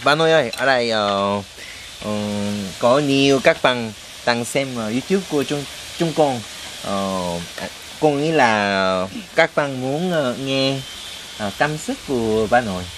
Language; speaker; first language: Vietnamese; non-native, learner; Korean